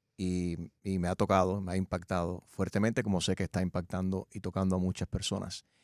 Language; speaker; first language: Spanish; early bilingual, heritage; Spanish